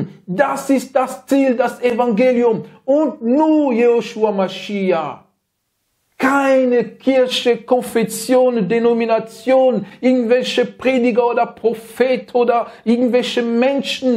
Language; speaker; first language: German; non-native, learner; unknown